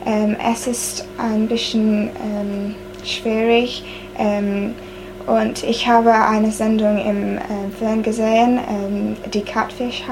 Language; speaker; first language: German; non-native, learner; English